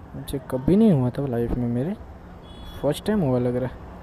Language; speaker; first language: Hindi; non-native, local second language; Marathi